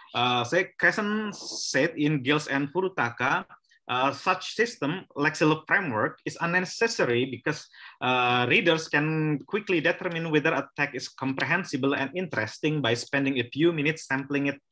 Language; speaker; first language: English; non-native, fluent; Indonesian